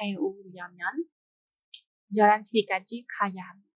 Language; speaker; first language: Korean; non-native, fluent; Khmer